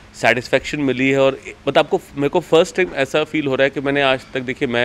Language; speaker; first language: Hindi; native; Hindi